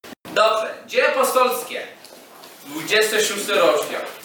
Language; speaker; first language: Polish; non-native, fluent; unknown